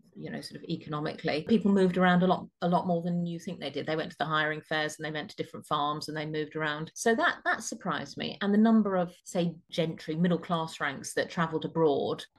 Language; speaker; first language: English; native; English